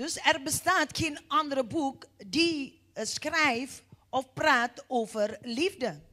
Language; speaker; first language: Dutch; non-native, fluent; Indonesian